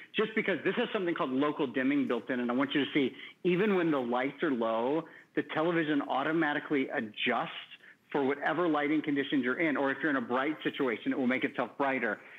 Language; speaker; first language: English; native; English